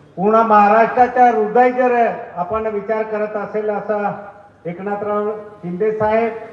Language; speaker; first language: Marathi; non-native, local second language; Bhili